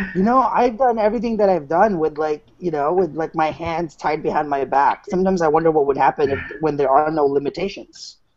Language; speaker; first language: English; non-native, local second language; Filipino